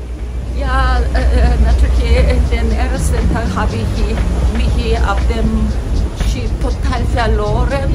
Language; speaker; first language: German; non-native, fluent; Korean